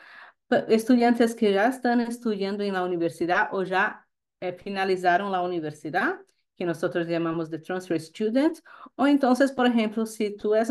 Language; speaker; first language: Spanish; non-native, fluent; Portuguese